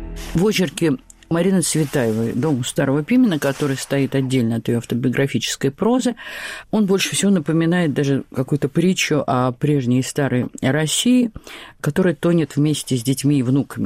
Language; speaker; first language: Russian; native; Russian